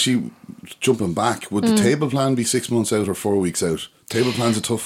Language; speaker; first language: English; native; English